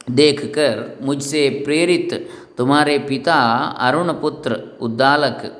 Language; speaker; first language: Hindi; non-native, local second language; Kannada